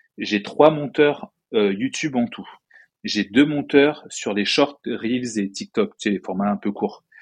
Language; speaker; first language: French; native; French